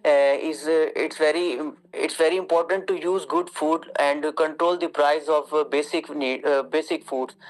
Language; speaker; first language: English; non-native, learner; Urdu